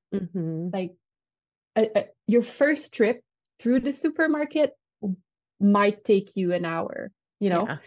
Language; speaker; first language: English; non-native, fluent; French